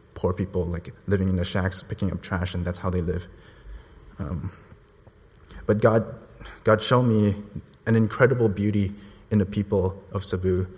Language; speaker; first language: English; non-native, local second language; Cantonese